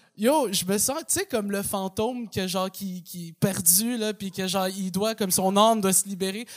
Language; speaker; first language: French; early bilingual, other home language; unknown